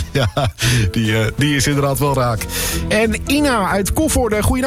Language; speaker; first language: Dutch; native; Dutch